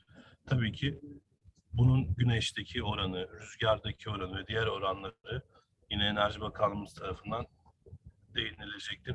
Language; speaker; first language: Turkish; native; Turkish